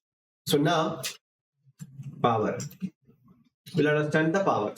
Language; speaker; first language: English; non-native, local second language; Hindi